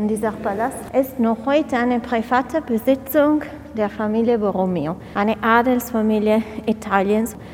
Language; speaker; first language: German; non-native, fluent; Italian